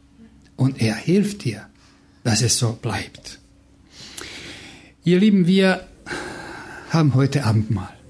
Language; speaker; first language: German; non-native, fluent; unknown